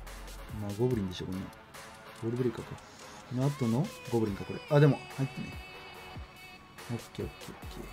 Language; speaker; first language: Japanese; native; Japanese